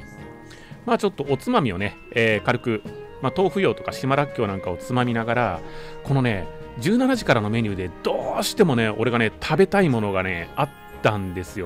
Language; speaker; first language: Japanese; native; Japanese